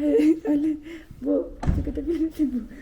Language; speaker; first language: Turkish; non-native, learner; Malay